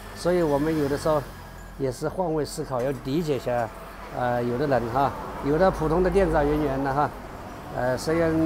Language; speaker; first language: Chinese; native; Chinese